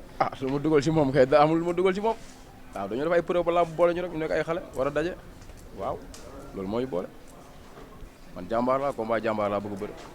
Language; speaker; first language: Wolof; native; Wolof